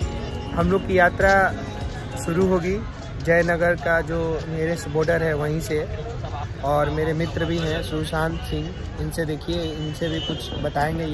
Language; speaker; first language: Hindi; native; Hindi